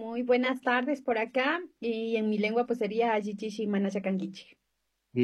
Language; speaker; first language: Spanish; non-native, local second language; Quechua